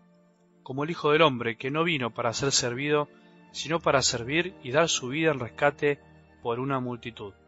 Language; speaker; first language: Spanish; native; Spanish